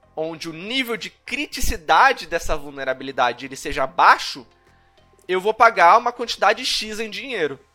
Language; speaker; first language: Portuguese; native; Portuguese